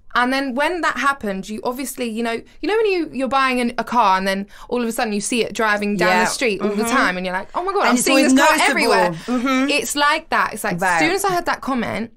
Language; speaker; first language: English; native; English